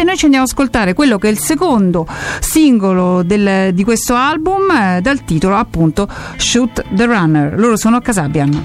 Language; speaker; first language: Italian; native; Italian